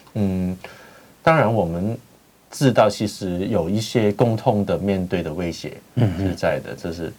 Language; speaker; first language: Chinese; non-native, fluent; Cantonese